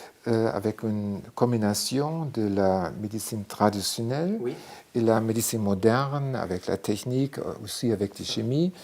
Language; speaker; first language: French; non-native, fluent; German